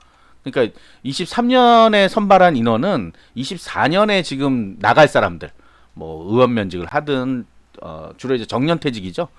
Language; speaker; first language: Korean; native; Korean